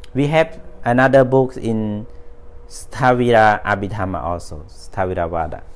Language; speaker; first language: English; non-native, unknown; Khmer